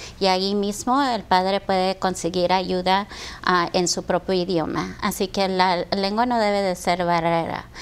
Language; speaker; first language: Spanish; early bilingual, heritage; Spanish